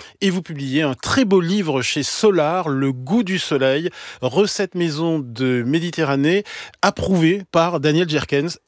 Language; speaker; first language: French; native; French